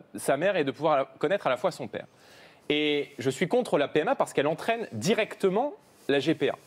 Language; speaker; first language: French; native; French